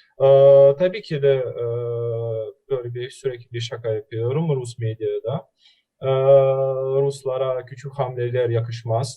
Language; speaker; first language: Turkish; non-native, fluent; Russian